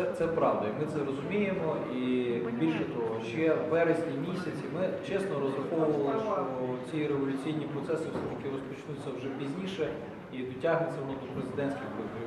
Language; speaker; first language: Ukrainian; native; Ukrainian